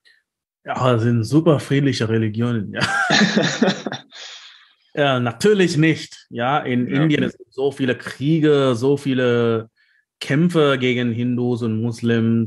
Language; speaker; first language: German; non-native, fluent; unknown